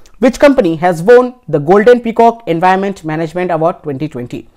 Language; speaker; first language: English; non-native, local second language; Bangla